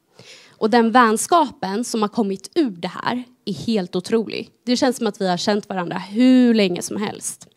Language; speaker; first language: Swedish; native; Swedish